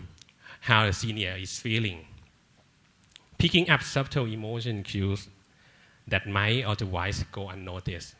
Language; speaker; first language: English; non-native, learner; Thai